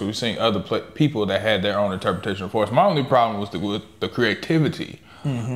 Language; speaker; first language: English; native; English